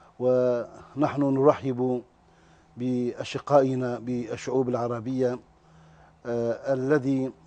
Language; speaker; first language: Arabic; non-native, fluent; Turkish